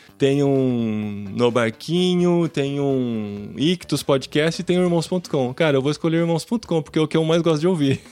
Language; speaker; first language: Portuguese; native; Portuguese